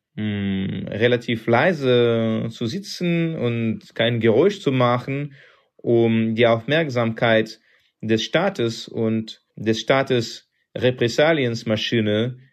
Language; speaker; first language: German; non-native, fluent; Russian